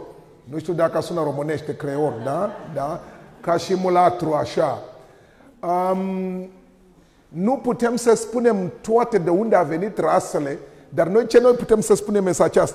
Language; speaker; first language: Romanian; non-native, learner; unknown